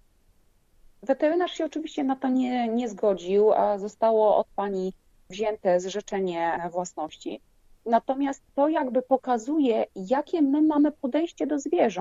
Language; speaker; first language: Polish; native; Polish